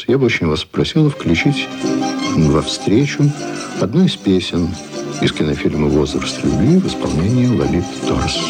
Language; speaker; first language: Russian; native; Russian